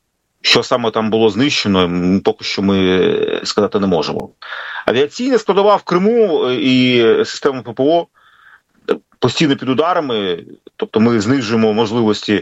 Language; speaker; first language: Ukrainian; native; Ukrainian